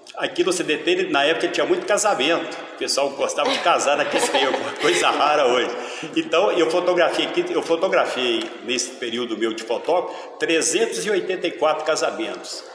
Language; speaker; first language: Portuguese; native; Portuguese